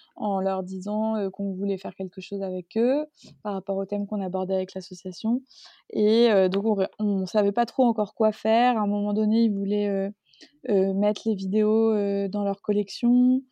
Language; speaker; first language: French; native; French